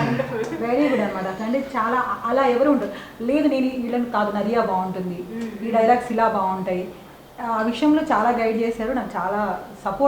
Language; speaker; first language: Telugu; native; Telugu